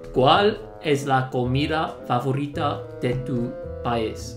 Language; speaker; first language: Spanish; non-native, learner; English